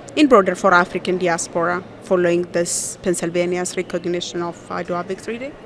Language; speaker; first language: English; non-native, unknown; Amharic